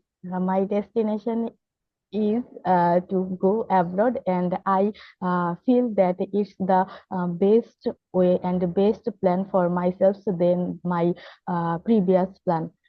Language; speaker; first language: English; non-native, learner; Bangla